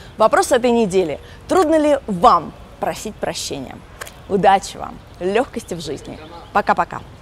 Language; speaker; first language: Russian; native; Russian